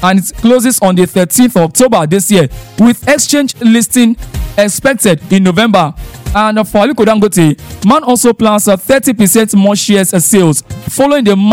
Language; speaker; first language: English; non-native, local second language; Yoruba